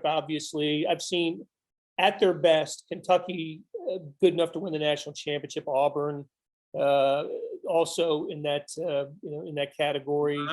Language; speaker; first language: English; native; English